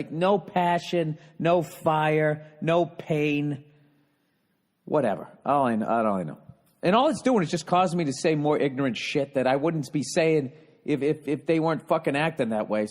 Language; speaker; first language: English; native; English